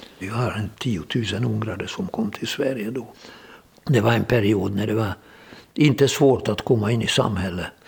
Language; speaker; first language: Swedish; non-native, fluent; Hungarian